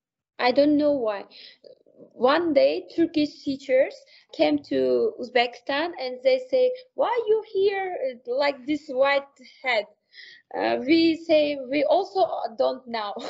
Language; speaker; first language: English; non-native, learner; Uzbek